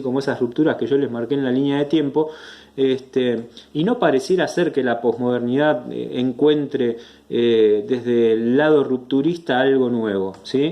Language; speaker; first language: Spanish; native; Spanish